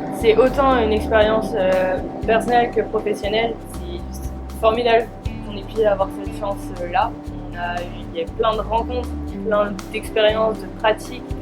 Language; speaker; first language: French; native; French